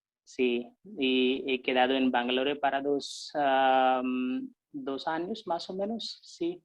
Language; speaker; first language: Spanish; non-native, fluent; Hindi